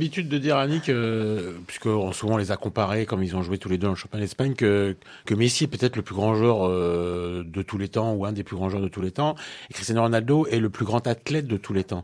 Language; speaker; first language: French; native; French